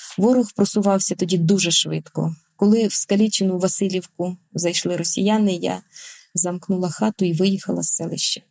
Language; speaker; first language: Ukrainian; non-native, local second language; Russian